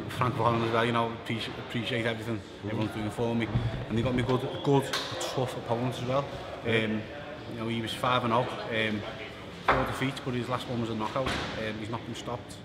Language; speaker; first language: English; native; English